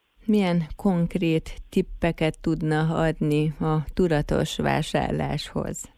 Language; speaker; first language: Hungarian; native; Hungarian